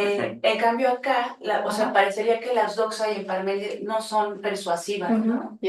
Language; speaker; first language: Spanish; native; Spanish